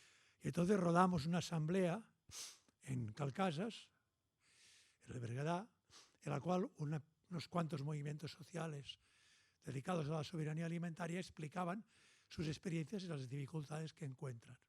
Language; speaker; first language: Catalan; native; Catalan